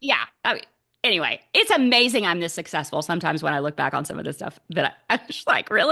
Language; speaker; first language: English; native; English